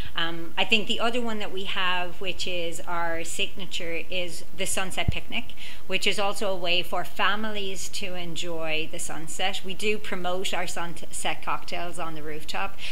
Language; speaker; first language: English; native; English